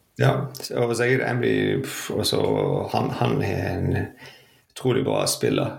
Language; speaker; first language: Norwegian; non-native, fluent; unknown